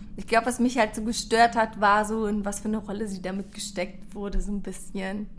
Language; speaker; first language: German; early bilingual, other home language; Persian